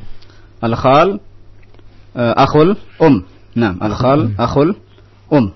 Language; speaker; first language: Arabic; non-native, fluent; Indonesian